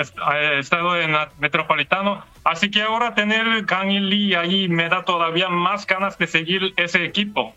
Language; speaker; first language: Spanish; non-native, fluent; Korean